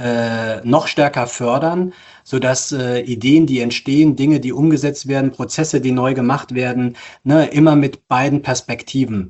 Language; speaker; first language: German; native; German